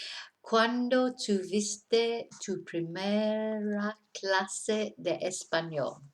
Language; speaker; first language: Spanish; non-native, fluent; English